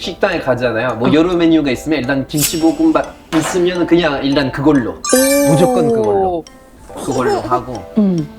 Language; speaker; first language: Korean; non-native, fluent; French